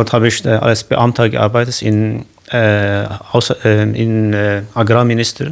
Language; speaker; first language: German; non-native, learner; Kurdish